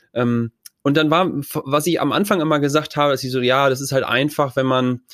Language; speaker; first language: German; native; German